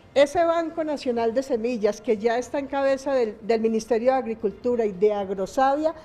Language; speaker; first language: Spanish; native; Spanish